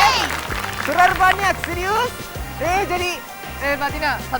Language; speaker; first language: Indonesian; non-native, fluent; Japanese